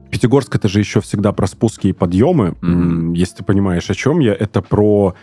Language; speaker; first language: Russian; native; Russian